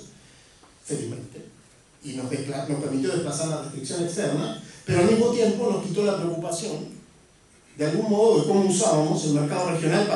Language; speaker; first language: Spanish; native; Spanish